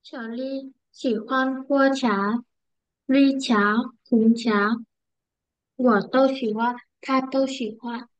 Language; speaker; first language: Chinese; non-native, learner; Vietnamese